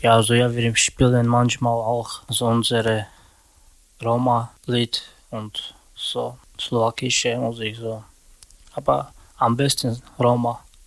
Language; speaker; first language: German; non-native, learner; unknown